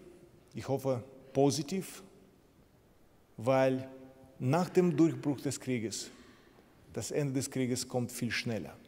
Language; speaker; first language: German; non-native, fluent; Ukrainian